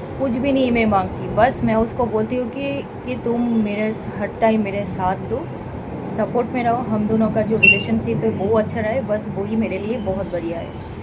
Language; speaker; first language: Hindi; non-native, local second language; Bangla